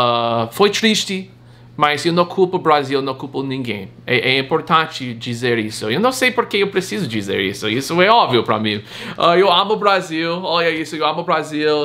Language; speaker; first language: Portuguese; non-native, fluent; English